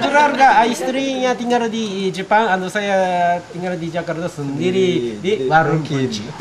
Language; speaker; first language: Indonesian; non-native, learner; Japanese